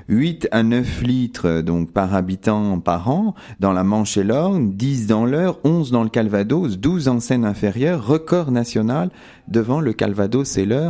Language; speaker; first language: French; native; French